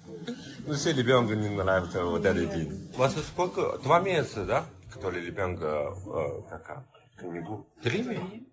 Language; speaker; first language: Russian; non-native, learner; Chinese